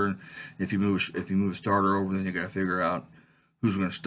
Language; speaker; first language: English; native; English